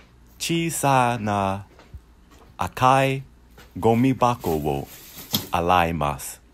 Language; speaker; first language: Japanese; non-native, learner; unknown